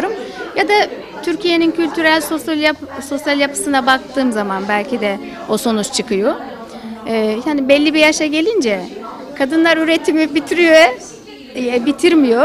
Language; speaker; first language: Turkish; native; Turkish